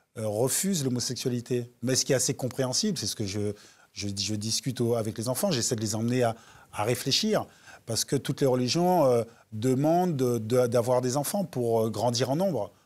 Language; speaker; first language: French; native; French